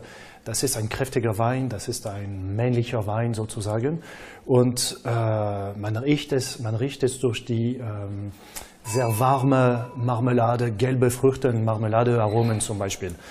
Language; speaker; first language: German; non-native, fluent; French